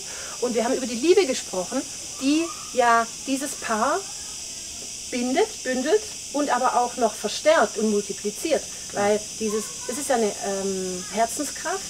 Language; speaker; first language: German; native; German